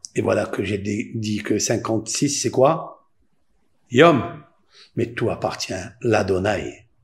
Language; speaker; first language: French; non-native, local second language; Spanish